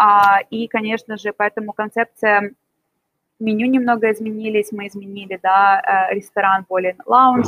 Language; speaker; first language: Russian; native; Russian